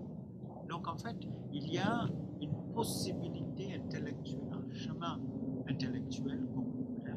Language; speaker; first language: French; non-native, fluent; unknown